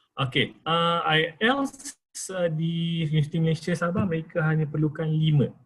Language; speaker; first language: Malay; native; Malay